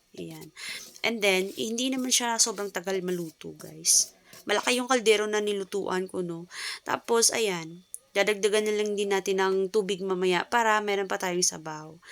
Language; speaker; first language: Filipino; non-native, local second language; Cebuano